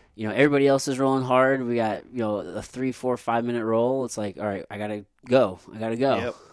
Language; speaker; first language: English; native; English